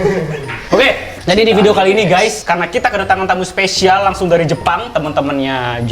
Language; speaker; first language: Indonesian; native; Indonesian